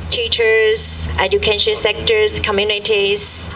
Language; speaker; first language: English; non-native, learner; Chinese